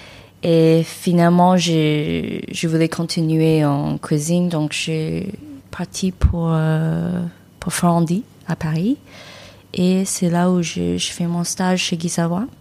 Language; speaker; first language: French; non-native, fluent; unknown